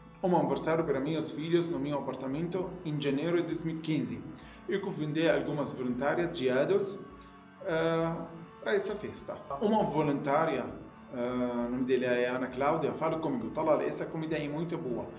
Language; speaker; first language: Portuguese; non-native, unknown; Arabic